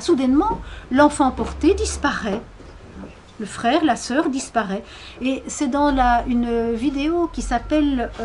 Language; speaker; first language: French; native; French